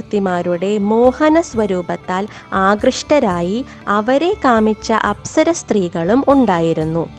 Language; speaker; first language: Malayalam; native; Malayalam